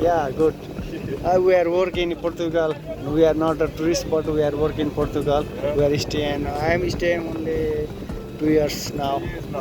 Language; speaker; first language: English; non-native, learner; Nepali